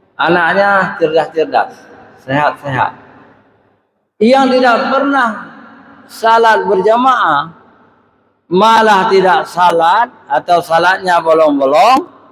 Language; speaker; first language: Malay; non-native, local second language; Achinese